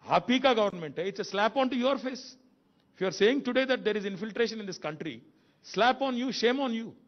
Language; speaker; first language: Hindi; non-native, local second language; Telugu